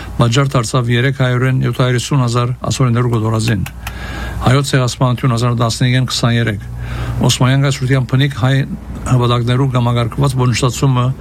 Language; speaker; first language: Armenian; early bilingual, heritage; Armenian